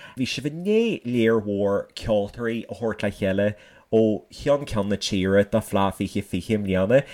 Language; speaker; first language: Irish; native; Irish